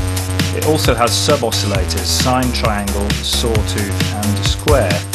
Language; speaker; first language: English; native; English